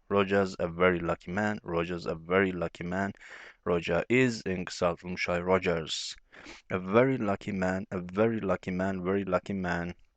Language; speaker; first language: English; non-native, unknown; Turkish